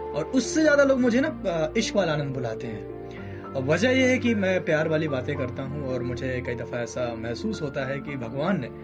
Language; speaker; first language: Hindi; native; Hindi